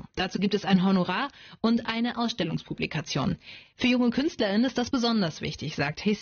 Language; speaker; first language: German; native; German